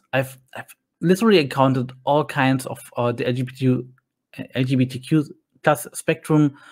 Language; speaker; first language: English; non-native, fluent; German